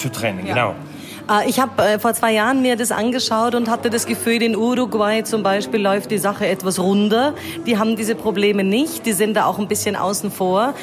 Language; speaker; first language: German; native; German